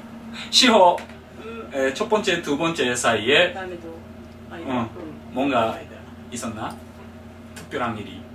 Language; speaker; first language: Korean; non-native, fluent; Japanese